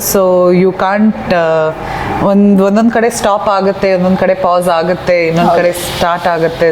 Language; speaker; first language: Kannada; native; Kannada